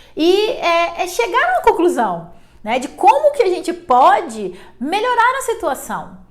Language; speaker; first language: Portuguese; native; Portuguese